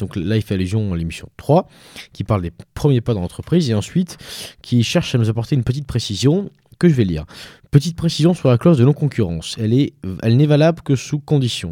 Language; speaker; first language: French; native; French